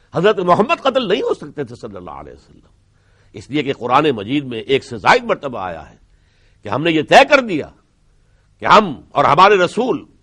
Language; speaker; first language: Urdu; native; Urdu